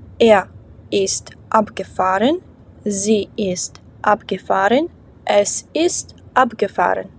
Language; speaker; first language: German; non-native, fluent; Ukrainian